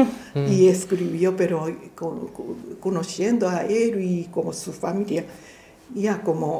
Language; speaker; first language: Spanish; non-native, fluent; Japanese